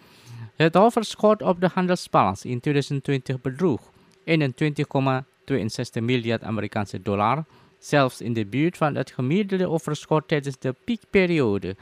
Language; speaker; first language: Dutch; non-native, fluent; Indonesian